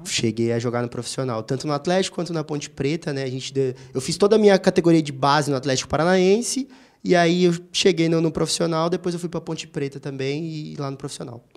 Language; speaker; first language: Portuguese; native; Portuguese